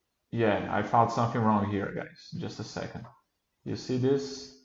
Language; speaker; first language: English; non-native, fluent; Portuguese